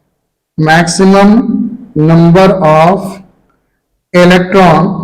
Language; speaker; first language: Hindi; native; Hindi